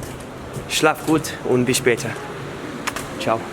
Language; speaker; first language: German; non-native, learner; English